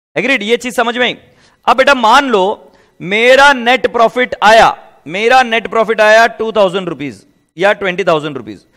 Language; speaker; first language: Hindi; native; Hindi